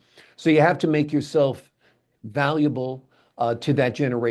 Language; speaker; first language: English; native; English